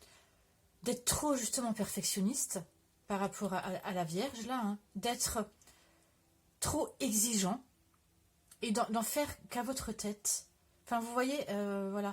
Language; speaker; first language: French; native; French